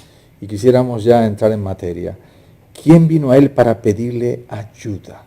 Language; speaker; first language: Spanish; native; Spanish